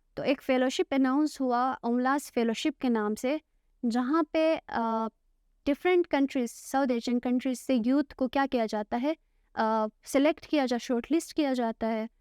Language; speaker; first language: Urdu; non-native, local second language; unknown